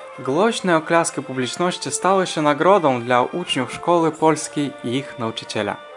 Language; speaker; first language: Polish; non-native, fluent; Russian